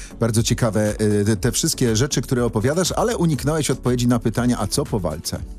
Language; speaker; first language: Polish; native; Polish